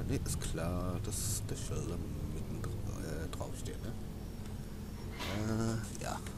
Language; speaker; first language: German; native; German